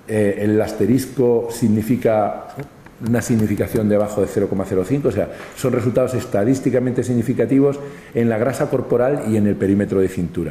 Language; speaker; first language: Spanish; native; Spanish